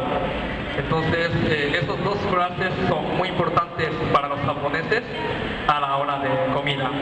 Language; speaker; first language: Spanish; non-native, learner; Japanese